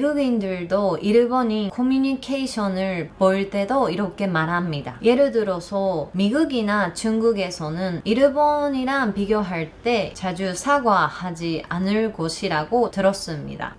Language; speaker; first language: Korean; non-native, learner; Japanese